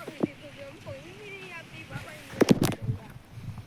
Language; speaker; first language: Hindi; non-native, local second language; Gujarati